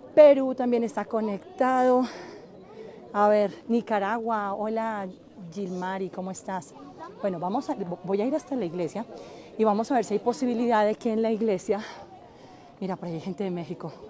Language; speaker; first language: Spanish; native; Spanish